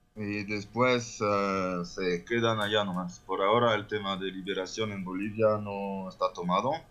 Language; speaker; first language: Spanish; non-native, fluent; French